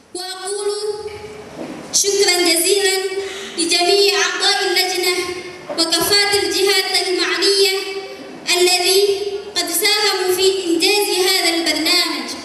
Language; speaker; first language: Arabic; non-native, learner; Indonesian